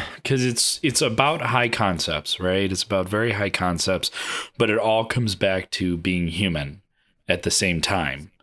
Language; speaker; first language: English; native; English